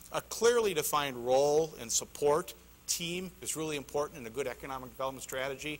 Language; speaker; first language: English; native; English